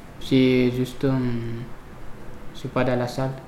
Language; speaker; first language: French; non-native, learner; Fula